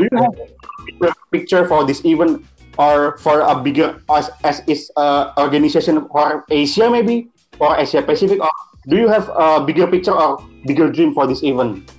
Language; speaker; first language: English; non-native, learner; Indonesian